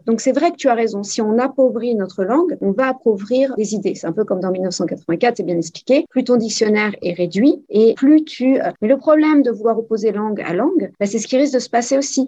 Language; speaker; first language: French; native; French